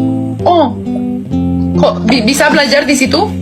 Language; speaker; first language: Indonesian; non-native, fluent; Romanian